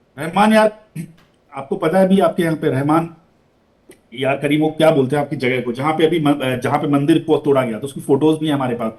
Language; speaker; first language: Hindi; native; Hindi